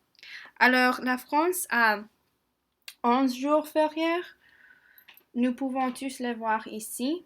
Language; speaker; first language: French; non-native, learner; English